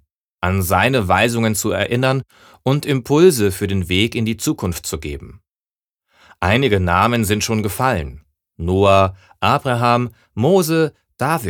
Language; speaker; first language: German; native; German